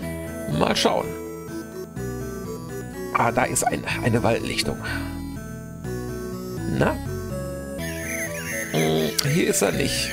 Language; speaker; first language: German; native; German